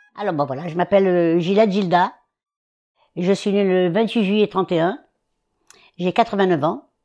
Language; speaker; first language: French; native; French